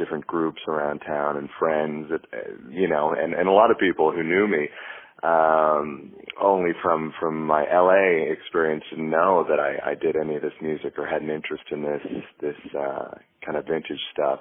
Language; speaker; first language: English; native; English